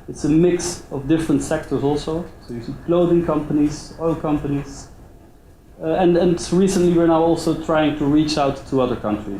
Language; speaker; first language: English; non-native, fluent; Dutch